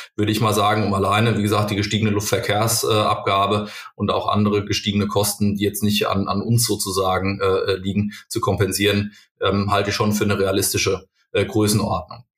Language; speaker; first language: German; native; German